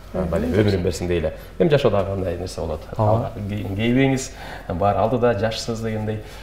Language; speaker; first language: Kyrgyz; native; Kyrgyz